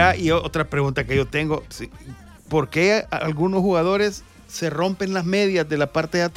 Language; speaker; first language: Spanish; native; Spanish